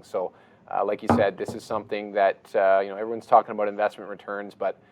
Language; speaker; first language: English; native; English